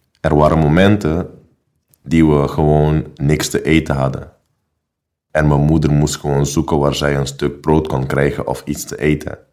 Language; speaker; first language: Dutch; non-native, local second language; Papiamento